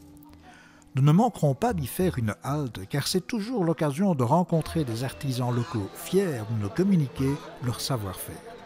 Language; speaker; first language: French; native; French